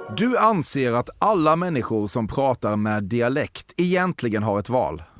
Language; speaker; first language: Swedish; native; Swedish